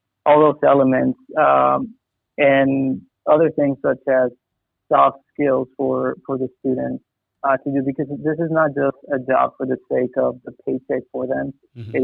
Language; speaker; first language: English; early bilingual, other home language; Spanish